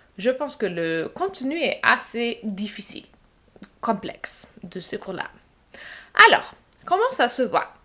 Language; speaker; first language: French; non-native, fluent; German